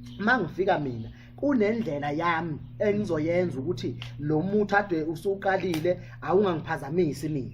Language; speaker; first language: Zulu; native; Zulu